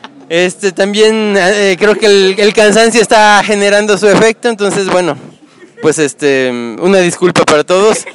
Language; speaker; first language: Spanish; native; Spanish